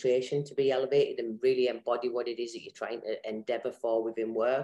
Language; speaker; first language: English; native; English